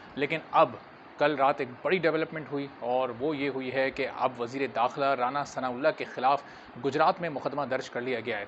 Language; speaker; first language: Urdu; native; Urdu